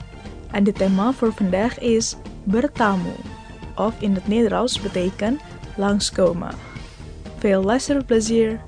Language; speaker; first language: Dutch; non-native, learner; Indonesian